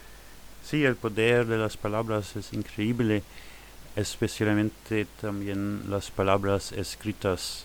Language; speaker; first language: Spanish; non-native, fluent; German